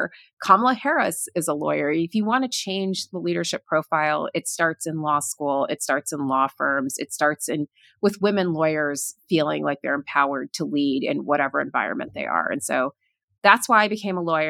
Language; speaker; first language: English; native; English